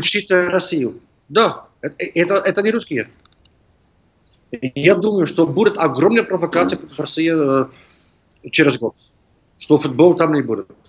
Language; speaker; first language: Russian; non-native, learner; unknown